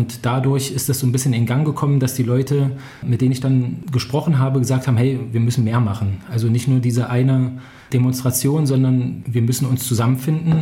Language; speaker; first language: German; native; German